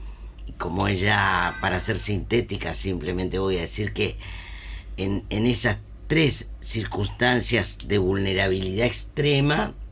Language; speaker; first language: Spanish; native; Spanish